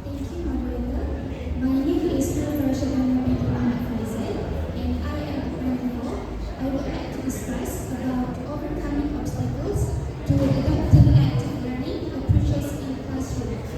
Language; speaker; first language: English; non-native, learner; Malay